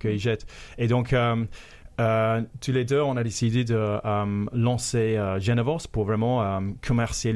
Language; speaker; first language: French; non-native, fluent; English